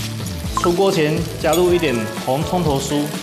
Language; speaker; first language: Chinese; native; Chinese